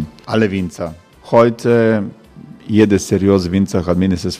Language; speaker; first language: German; non-native, fluent; Croatian